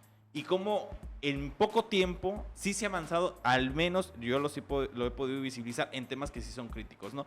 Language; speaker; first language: Spanish; native; Spanish